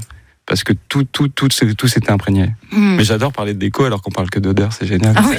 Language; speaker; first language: French; native; French